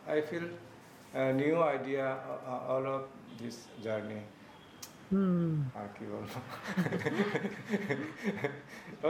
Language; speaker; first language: English; non-native, local second language; Kok Borok